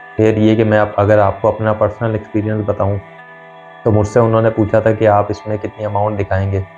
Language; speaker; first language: Urdu; non-native, local second language; Punjabi